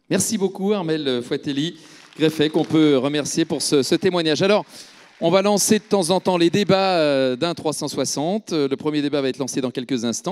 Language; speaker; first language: French; native; French